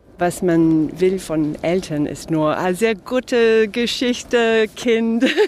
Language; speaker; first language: German; non-native, fluent; English